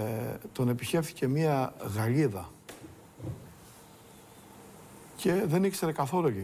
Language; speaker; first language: Greek; native; Greek